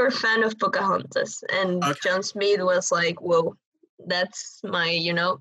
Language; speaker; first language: English; non-native, fluent; Spanish